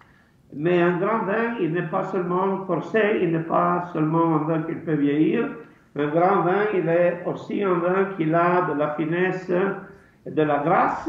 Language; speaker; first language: French; non-native, fluent; Italian